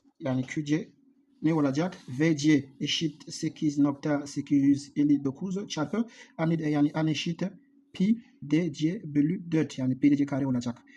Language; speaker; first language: Turkish; non-native, learner; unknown